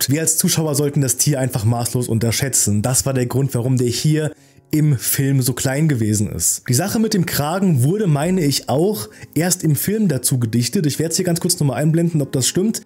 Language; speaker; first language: German; native; German